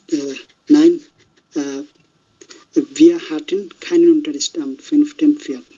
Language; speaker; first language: German; non-native, learner; Bangla